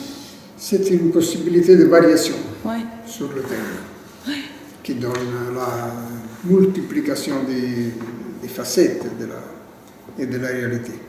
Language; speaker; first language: French; non-native, fluent; Italian